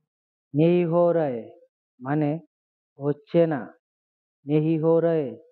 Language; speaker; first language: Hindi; non-native, fluent; Bangla